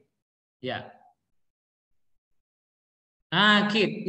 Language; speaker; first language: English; non-native, learner; Indonesian